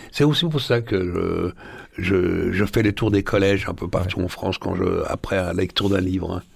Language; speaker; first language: French; early bilingual, other home language; Arabic